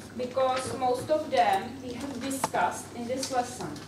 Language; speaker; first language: English; non-native, fluent; Czech